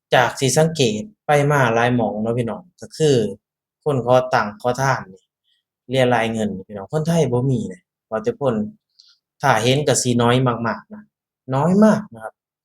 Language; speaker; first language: Thai; native; Thai